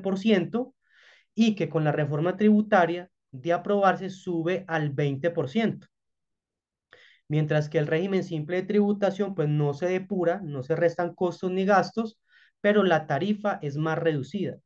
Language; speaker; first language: Spanish; native; Spanish